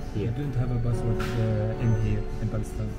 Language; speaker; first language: English; non-native, learner; Arabic